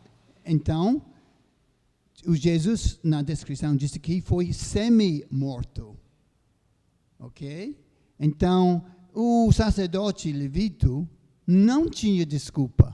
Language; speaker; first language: Portuguese; non-native, fluent; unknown